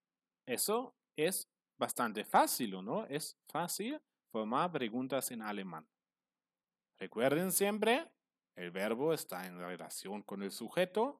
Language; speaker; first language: Spanish; non-native, fluent; German